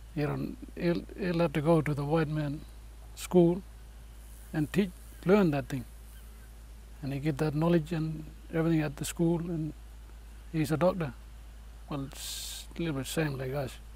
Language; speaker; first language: English; native; English